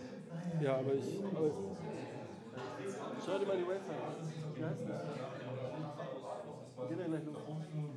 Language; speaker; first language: German; native; German